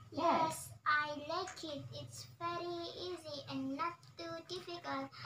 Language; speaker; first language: English; non-native, learner; Indonesian